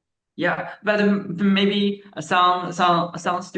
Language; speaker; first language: English; non-native, learner; Chinese